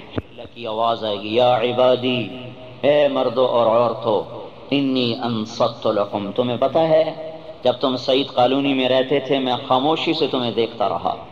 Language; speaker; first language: Urdu; non-native, local second language; Punjabi